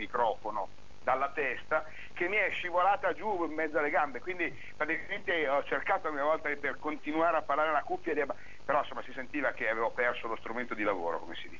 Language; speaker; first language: Italian; native; Italian